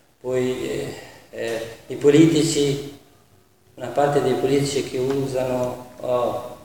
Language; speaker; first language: Italian; non-native, fluent; Persian